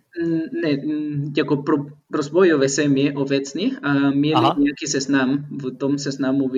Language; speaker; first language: Czech; non-native, fluent; Spanish